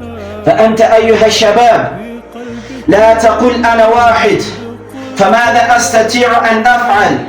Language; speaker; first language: Arabic; non-native, learner; Urdu